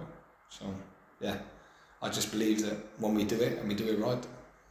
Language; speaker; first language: English; native; English